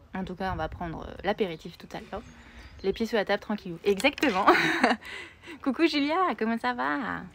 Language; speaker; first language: French; native; French